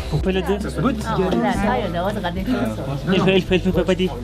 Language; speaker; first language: French; non-native, learner; Nepali